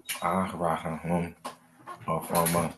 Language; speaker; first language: Igbo; non-native, learner; English